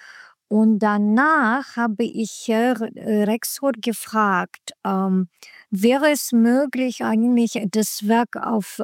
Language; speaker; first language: German; non-native, learner; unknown